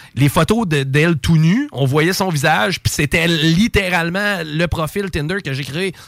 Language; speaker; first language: French; native; French